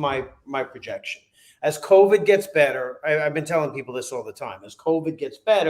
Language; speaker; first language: English; native; English